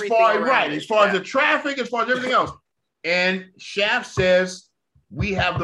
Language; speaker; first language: English; native; English